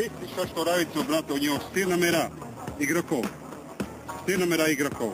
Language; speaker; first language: Russian; non-native, fluent; Lithuanian